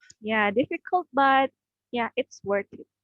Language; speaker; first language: English; non-native, learner; Indonesian